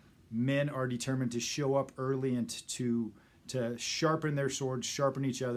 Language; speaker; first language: English; native; English